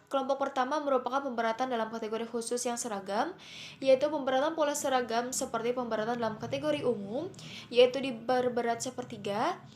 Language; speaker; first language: Indonesian; native; Indonesian